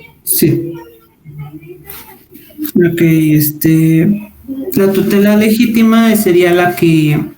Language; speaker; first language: Spanish; native; Spanish